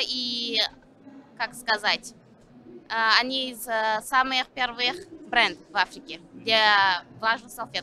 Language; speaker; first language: Russian; non-native, learner; Turkish